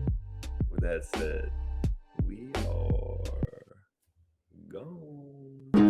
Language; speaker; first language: English; native; English